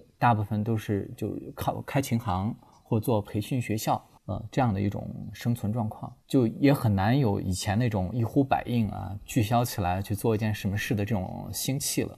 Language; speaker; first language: Chinese; native; Chinese